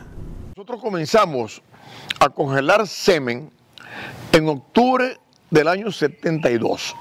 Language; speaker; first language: Spanish; native; Spanish